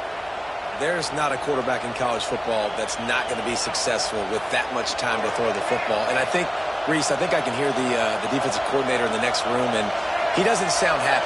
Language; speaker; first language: English; native; English